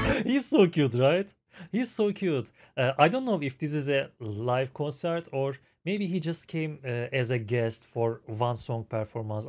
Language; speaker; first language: English; non-native, fluent; Turkish